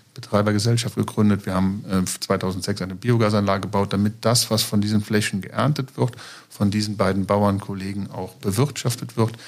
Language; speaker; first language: German; native; German